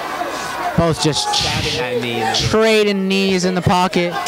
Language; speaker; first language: English; native; English